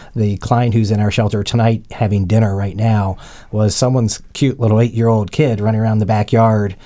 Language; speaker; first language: English; native; English